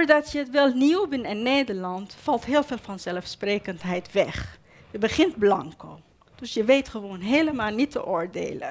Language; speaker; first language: Dutch; non-native, fluent; Persian